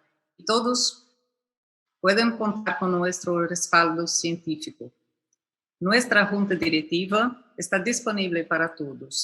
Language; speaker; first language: Spanish; non-native, fluent; Portuguese